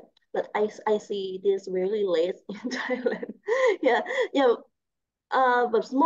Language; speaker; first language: English; non-native, learner; Thai